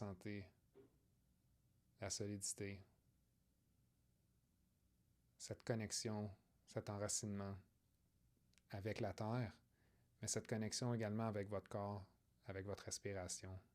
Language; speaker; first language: French; native; French